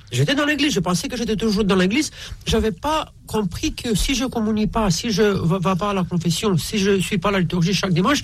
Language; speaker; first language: French; non-native, fluent; Romanian